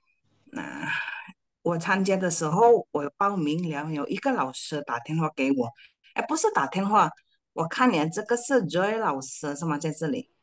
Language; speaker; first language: Chinese; early bilingual, heritage; Chinese